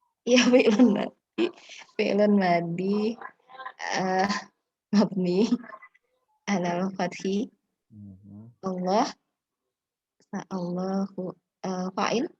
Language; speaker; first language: Arabic; non-native, learner; Indonesian